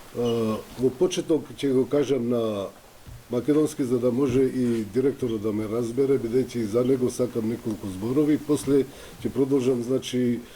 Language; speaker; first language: Macedonian; non-native, local second language; Albanian